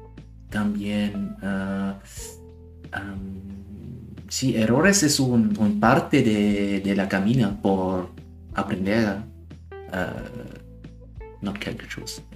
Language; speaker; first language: Spanish; non-native, learner; German